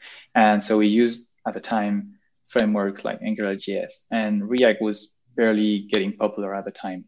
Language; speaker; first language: English; non-native, fluent; Spanish